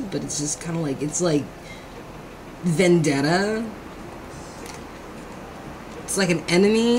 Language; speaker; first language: English; native; English